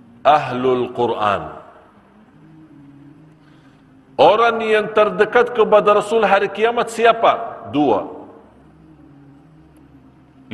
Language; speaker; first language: Indonesian; non-native, fluent; Arabic